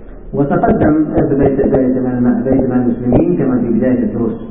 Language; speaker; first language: Arabic; native; Arabic